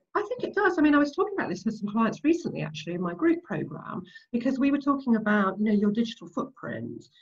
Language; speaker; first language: English; native; English